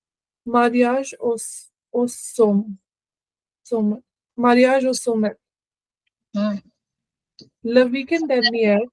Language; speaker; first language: French; non-native, learner; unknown